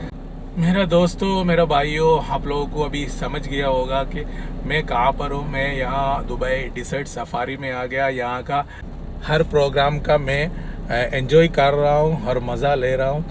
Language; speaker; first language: Hindi; non-native, local second language; Malayalam